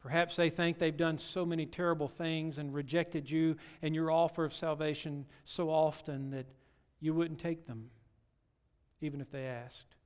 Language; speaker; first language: English; native; English